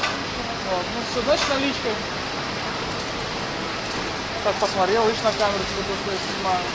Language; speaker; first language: Russian; native; Russian